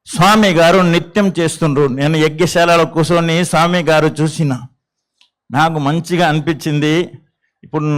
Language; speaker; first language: Telugu; non-native, local second language; Hindi